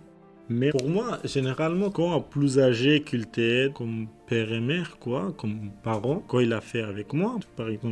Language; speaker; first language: French; non-native, learner; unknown